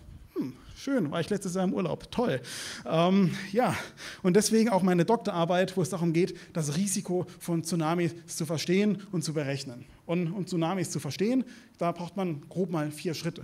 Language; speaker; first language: German; native; German